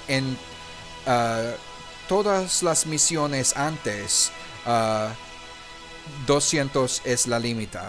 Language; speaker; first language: Spanish; non-native, learner; English